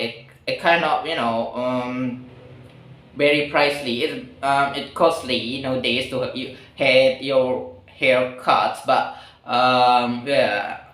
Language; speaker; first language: English; non-native, learner; Indonesian